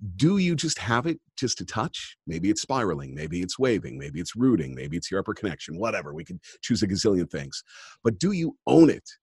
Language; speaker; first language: English; native; English